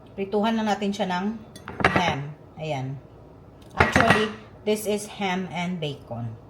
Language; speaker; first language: Filipino; native; Filipino